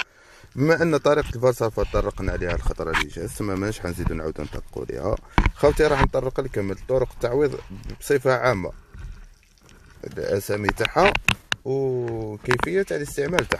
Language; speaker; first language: Arabic; native; Arabic